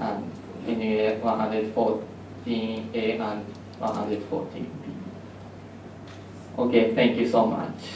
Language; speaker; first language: English; non-native, learner; Japanese